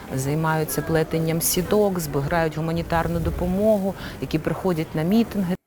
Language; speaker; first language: Ukrainian; non-native, local second language; Russian